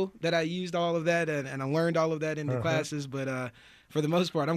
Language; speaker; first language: English; native; English